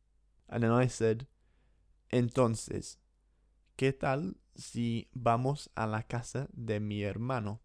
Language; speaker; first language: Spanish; non-native, fluent; English